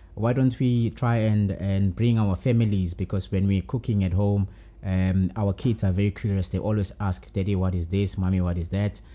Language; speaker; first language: English; non-native, local second language; Zulu